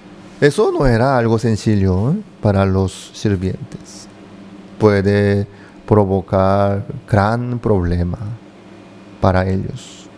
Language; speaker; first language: Spanish; non-native, fluent; Korean